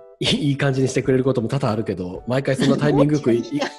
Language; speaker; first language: Japanese; native; Japanese